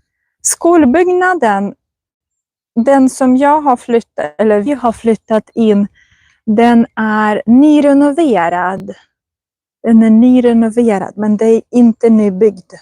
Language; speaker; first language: Swedish; non-native, fluent; Russian